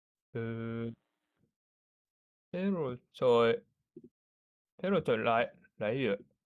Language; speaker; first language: Cantonese; non-native, learner; Japanese